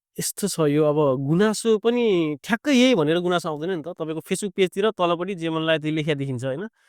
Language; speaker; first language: Nepali; native; Nepali